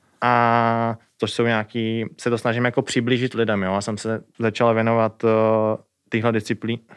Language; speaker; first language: Czech; native; Czech